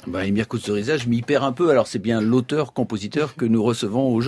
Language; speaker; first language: French; native; French